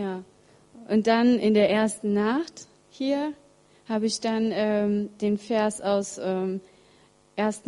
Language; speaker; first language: German; early bilingual, other home language; Russian